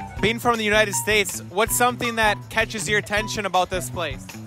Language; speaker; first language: English; native; English